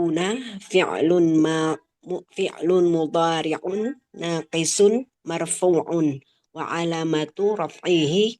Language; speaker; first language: Arabic; non-native, learner; Indonesian